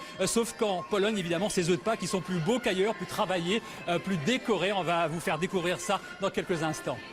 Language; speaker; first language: French; native; French